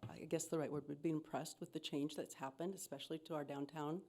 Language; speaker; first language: English; native; English